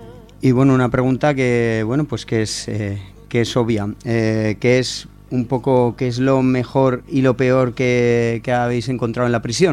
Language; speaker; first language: Spanish; native; Spanish